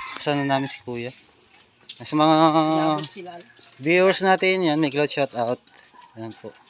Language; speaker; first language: Filipino; native; Filipino